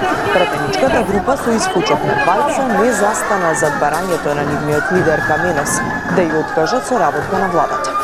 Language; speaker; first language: Macedonian; native; Macedonian